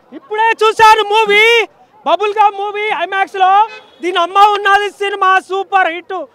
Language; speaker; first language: Telugu; native; Telugu